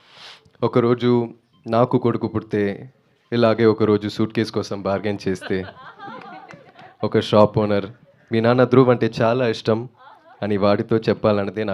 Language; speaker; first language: Telugu; non-native, local second language; Tamil